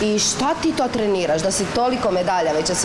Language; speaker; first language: Croatian; native; Croatian